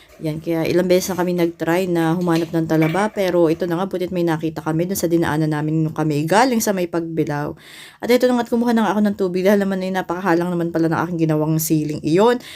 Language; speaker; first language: Filipino; native; Filipino